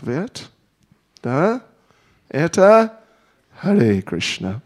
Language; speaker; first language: Russian; non-native, learner; English